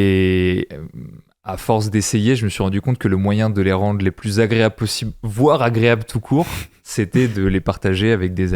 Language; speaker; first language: French; native; French